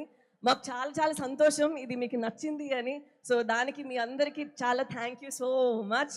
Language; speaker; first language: Telugu; non-native, fluent; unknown